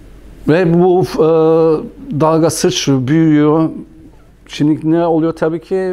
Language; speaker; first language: Turkish; non-native, fluent; German